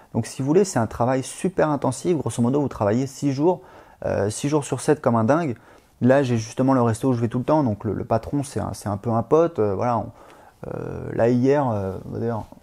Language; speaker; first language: French; native; French